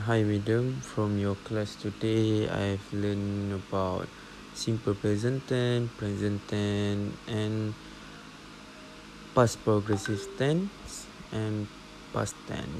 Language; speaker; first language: English; non-native, local second language; Malay